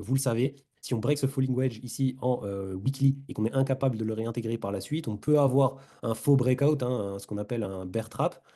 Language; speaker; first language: French; native; French